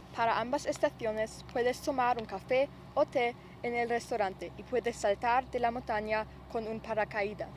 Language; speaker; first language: Spanish; non-native, learner; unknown